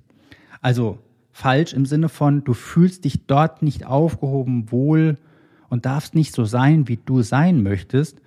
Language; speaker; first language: German; native; German